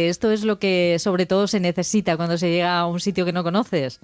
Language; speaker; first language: Spanish; native; Spanish